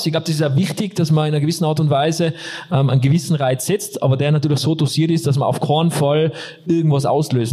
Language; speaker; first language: German; native; German